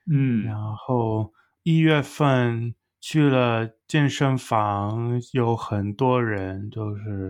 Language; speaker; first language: Chinese; non-native, fluent; English